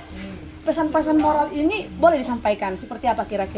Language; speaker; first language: Indonesian; native; Indonesian